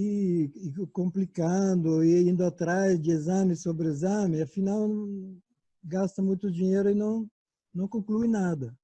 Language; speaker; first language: Portuguese; non-native, fluent; Italian